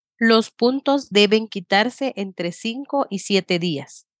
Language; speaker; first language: Spanish; non-native, fluent; English